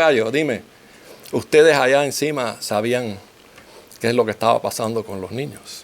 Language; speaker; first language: Spanish; native; Spanish